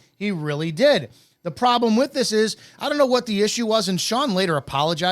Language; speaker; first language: English; native; English